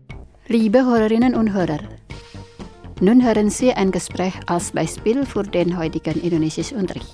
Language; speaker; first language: German; non-native, fluent; Indonesian